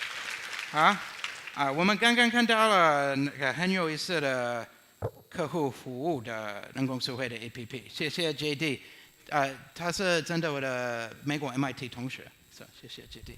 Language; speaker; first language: Chinese; non-native, learner; English